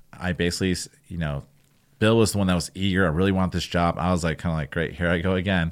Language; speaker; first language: English; native; English